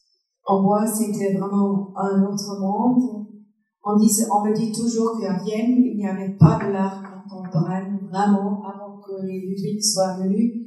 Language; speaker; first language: French; non-native, fluent; German